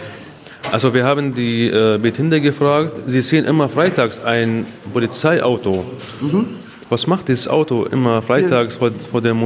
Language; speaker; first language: German; non-native, fluent; Arabic